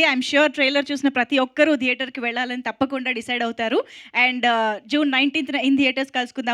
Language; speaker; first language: Telugu; native; Telugu